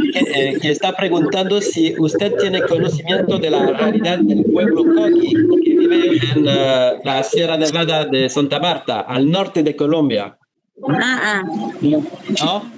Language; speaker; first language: Spanish; non-native, fluent; French